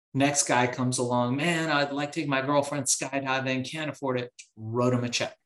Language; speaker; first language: English; early bilingual, other home language; Persian